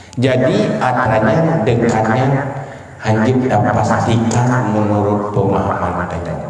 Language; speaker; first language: Malay; non-native, local second language; Achinese